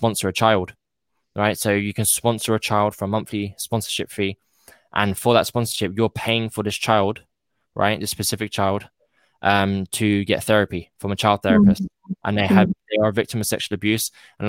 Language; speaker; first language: English; native; English